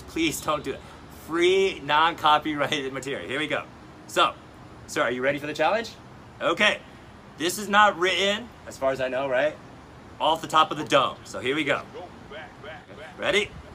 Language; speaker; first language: English; early bilingual, other home language; Chinese